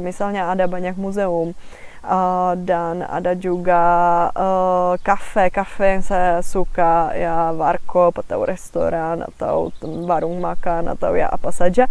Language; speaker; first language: Indonesian; non-native, fluent; Czech